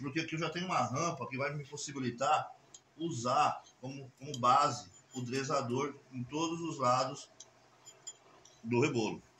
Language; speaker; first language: Portuguese; native; Portuguese